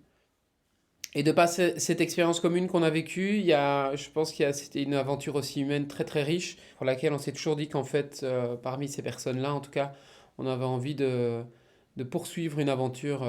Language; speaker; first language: French; native; French